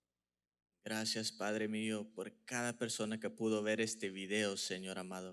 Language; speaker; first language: Spanish; native; Spanish